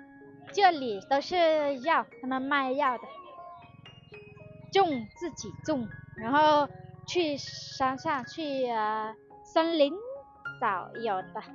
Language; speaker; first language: Chinese; non-native, fluent; Vietnamese